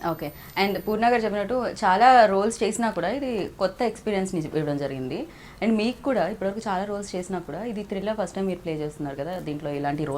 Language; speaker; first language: Telugu; native; Telugu